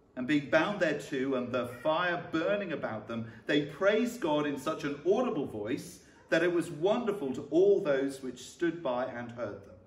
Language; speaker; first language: English; native; English